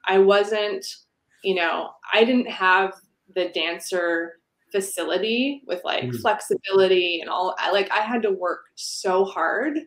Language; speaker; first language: English; native; English